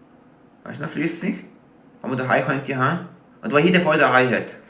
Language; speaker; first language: German; native; German